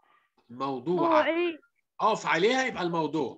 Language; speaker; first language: Arabic; native; Arabic